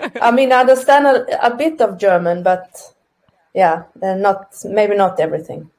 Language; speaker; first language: English; non-native, fluent; Swedish